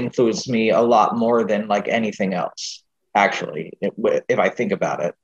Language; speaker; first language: English; native; English